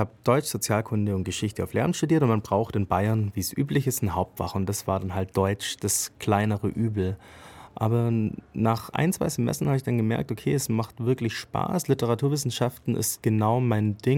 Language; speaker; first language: German; native; German